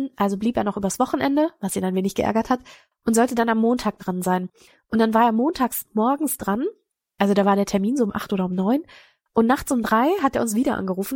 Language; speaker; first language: German; native; German